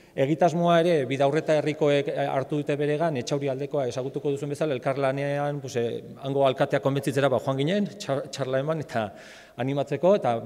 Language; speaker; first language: Basque; native; Basque